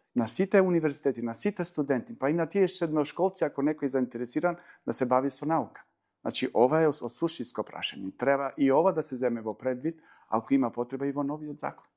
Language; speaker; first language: Macedonian; non-native, local second language; Albanian